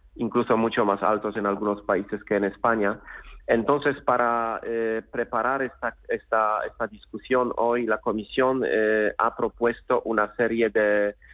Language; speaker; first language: Spanish; non-native, fluent; Polish